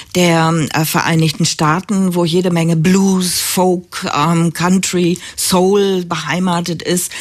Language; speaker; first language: German; native; German